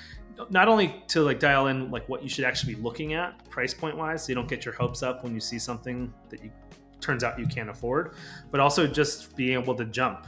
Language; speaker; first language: English; native; English